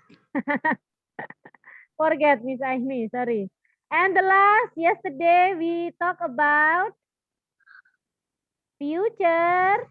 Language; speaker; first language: English; non-native, fluent; Indonesian